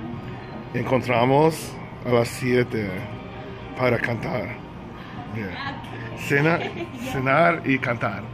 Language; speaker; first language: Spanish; non-native, learner; English